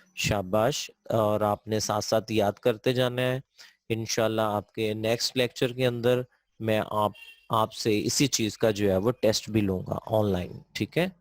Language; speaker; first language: Urdu; non-native, local second language; Punjabi